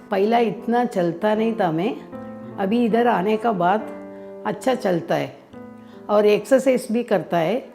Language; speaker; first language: Hindi; non-native, local second language; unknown